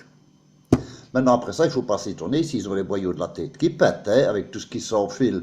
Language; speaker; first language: French; native; French